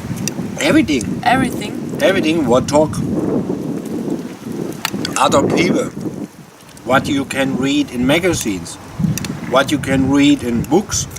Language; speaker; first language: English; non-native, learner; German